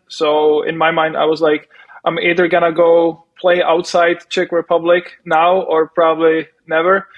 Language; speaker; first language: English; non-native, fluent; Czech